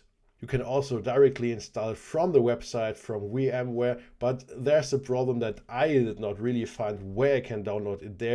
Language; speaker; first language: English; non-native, fluent; German